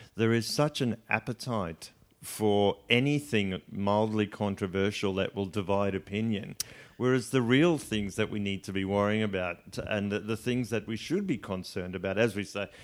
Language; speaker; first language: English; native; English